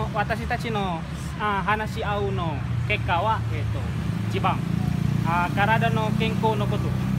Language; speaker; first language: Japanese; non-native, learner; Indonesian